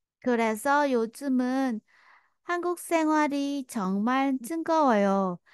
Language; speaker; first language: Korean; non-native, fluent; Vietnamese